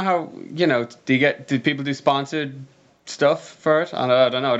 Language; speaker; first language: English; native; English